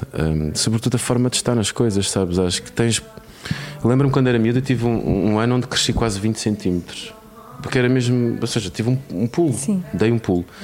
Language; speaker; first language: Portuguese; native; Portuguese